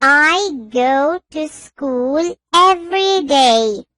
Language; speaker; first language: English; non-native, learner; Urdu